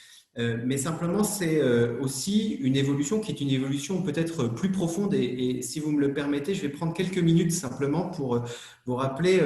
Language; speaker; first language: French; native; French